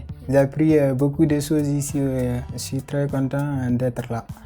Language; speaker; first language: French; non-native, fluent; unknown